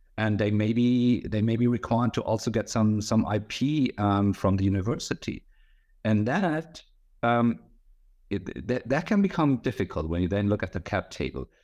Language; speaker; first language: English; non-native, fluent; German